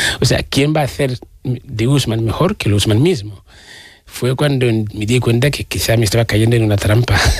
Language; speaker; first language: Spanish; non-native, fluent; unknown